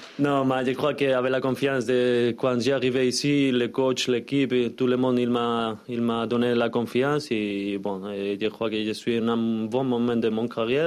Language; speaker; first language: French; non-native, learner; Spanish